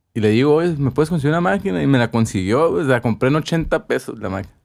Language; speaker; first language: Spanish; native; Spanish